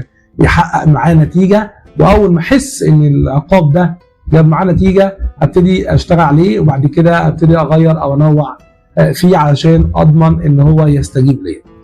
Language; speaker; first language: Arabic; native; Arabic